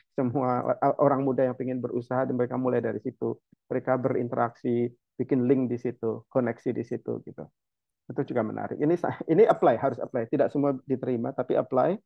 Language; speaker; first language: Indonesian; native; Indonesian